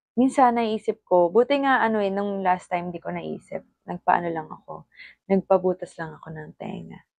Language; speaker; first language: Filipino; native; Filipino